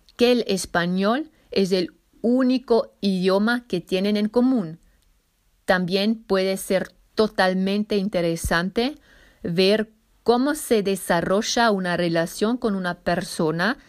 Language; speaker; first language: Spanish; non-native, fluent; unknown